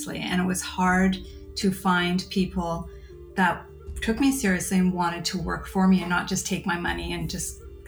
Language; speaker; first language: English; native; English